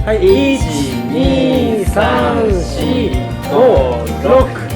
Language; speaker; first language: Japanese; native; Japanese